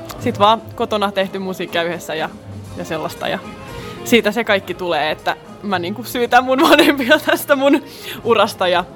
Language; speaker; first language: Finnish; non-native, local second language; Swedish